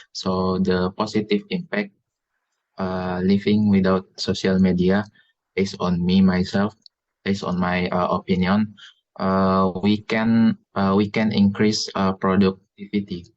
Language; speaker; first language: English; non-native, learner; Indonesian